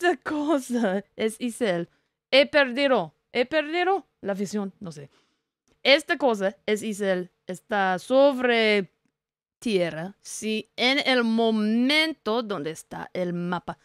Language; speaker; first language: Spanish; non-native, learner; English